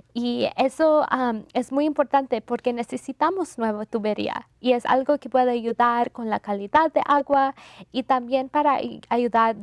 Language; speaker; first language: Spanish; non-native, fluent; English